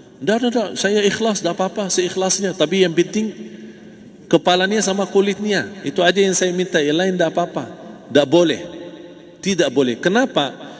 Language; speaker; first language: Malay; non-native, fluent; Arabic